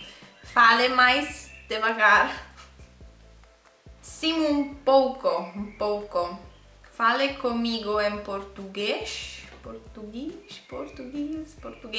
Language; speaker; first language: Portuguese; non-native, learner; Italian